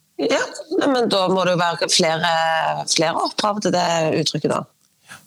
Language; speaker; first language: Norwegian; native; Norwegian